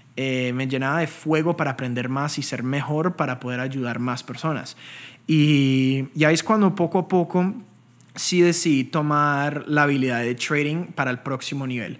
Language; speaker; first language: Spanish; early bilingual, heritage; Spanish